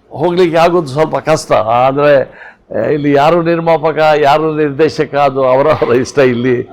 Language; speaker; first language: Kannada; non-native, local second language; Konkani